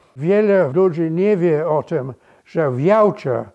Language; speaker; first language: Polish; early bilingual, other home language; English